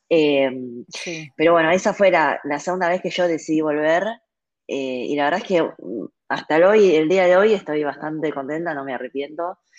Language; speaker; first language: Spanish; early bilingual, other home language; Chinese